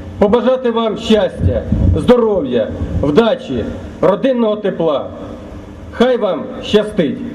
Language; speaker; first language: Ukrainian; native; Ukrainian